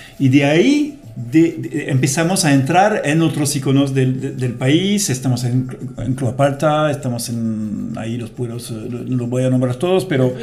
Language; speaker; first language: Spanish; non-native, fluent; French